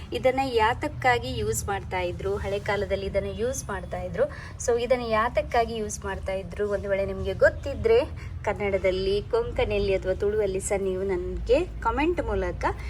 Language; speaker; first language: Kannada; non-native, local second language; Tulu